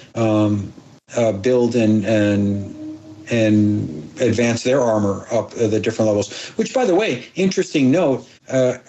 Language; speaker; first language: English; early bilingual, other home language; Persian